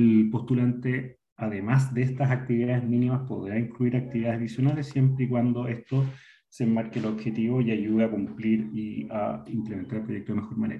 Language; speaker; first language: Spanish; native; Spanish